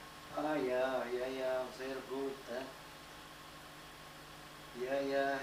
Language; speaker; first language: Dutch; non-native, learner; French